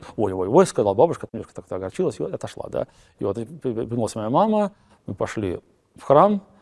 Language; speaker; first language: Russian; native; Russian